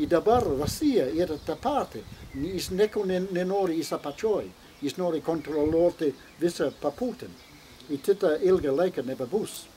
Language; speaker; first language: Lithuanian; non-native, learner; English